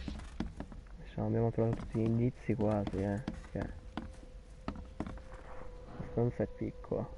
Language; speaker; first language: Italian; native; Italian